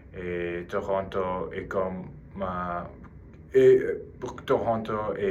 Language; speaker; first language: French; non-native, learner; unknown